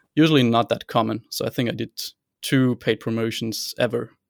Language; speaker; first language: English; non-native, fluent; German